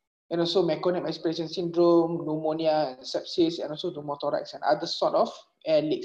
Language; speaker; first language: English; non-native, local second language; Malay